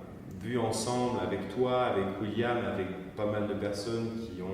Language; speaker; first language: French; native; French